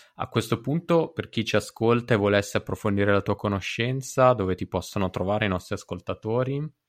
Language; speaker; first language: Italian; native; Italian